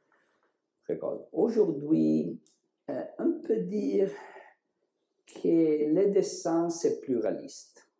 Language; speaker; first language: French; non-native, learner; Italian